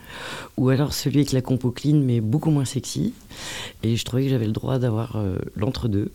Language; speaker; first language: French; native; French